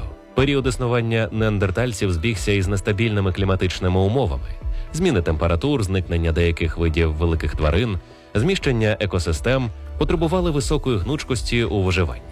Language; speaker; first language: Ukrainian; native; Ukrainian